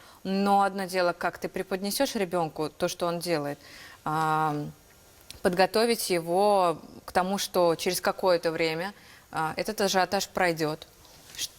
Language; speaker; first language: Russian; native; Russian